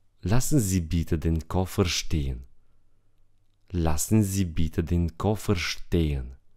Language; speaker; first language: German; non-native, fluent; Romanian